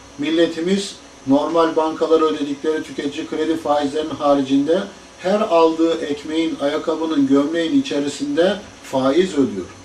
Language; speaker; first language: Turkish; native; Turkish